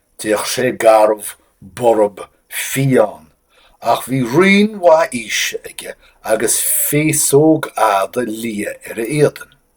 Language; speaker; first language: Irish; native; Irish